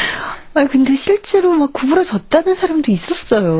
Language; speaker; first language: Korean; native; Korean